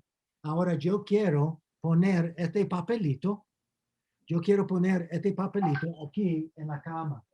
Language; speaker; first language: Spanish; non-native, fluent; English